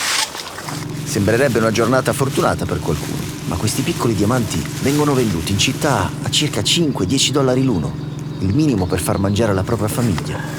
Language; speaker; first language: Italian; native; Italian